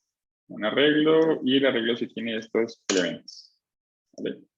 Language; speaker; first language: Spanish; native; Spanish